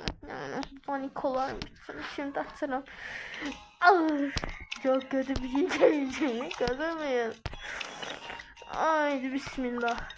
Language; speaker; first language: Turkish; non-native, local second language; Azerbaijani